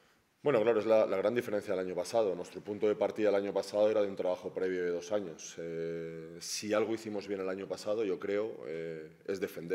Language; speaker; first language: Spanish; native; Spanish